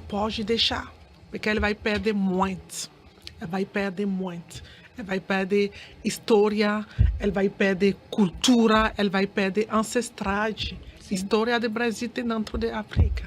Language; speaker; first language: Portuguese; non-native, learner; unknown